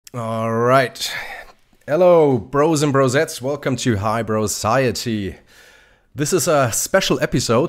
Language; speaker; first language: English; non-native, fluent; German